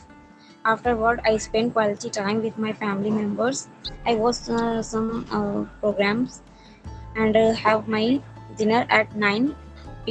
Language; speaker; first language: English; non-native, learner; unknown